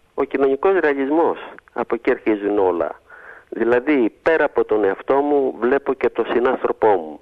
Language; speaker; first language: Greek; native; Greek